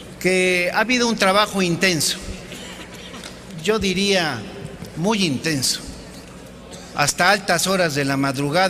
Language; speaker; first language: Spanish; native; Spanish